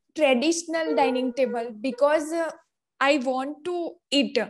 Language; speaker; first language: English; non-native, local second language; Gujarati